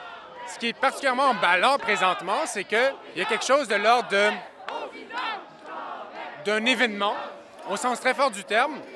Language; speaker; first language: French; native; French